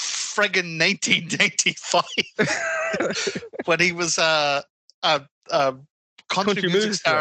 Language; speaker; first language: English; native; English